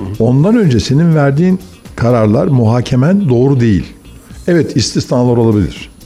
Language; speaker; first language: Turkish; native; Turkish